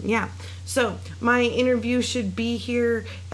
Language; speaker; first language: English; native; English